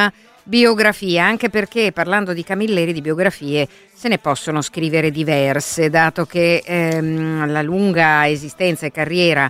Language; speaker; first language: Italian; native; Italian